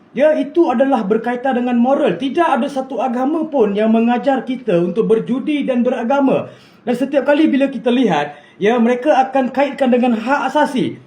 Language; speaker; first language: Malay; non-native, local second language; Tamil